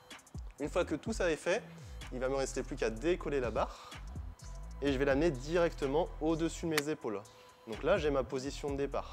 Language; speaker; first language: French; native; French